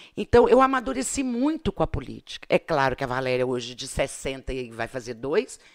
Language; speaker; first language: Portuguese; native; Portuguese